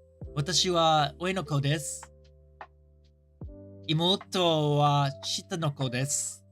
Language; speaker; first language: Japanese; non-native, learner; English